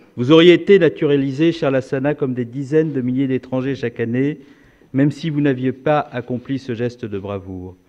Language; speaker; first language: French; native; French